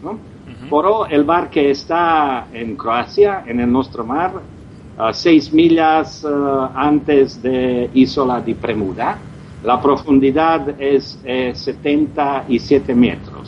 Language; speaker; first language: Spanish; non-native, learner; Croatian